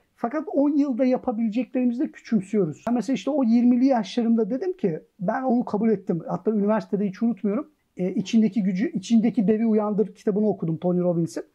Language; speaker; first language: Turkish; early bilingual, heritage; Turkish